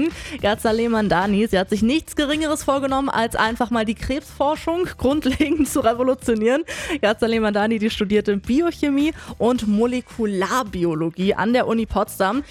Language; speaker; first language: German; native; German